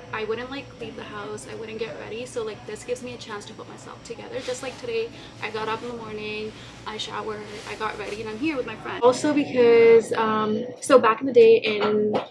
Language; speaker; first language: English; early bilingual, other home language; Punjabi